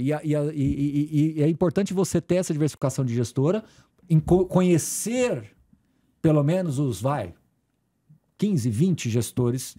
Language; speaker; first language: Portuguese; native; Portuguese